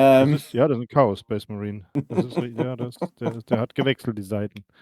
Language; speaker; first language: German; native; German